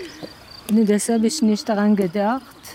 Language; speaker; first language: German; non-native, fluent; Persian